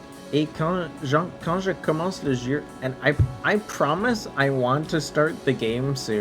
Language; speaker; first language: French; non-native, local second language; English